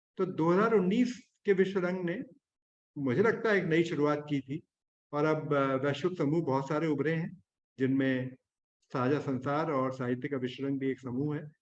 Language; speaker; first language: Hindi; native; Hindi